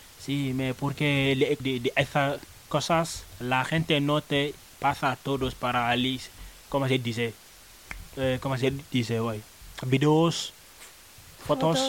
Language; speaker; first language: Spanish; non-native, learner; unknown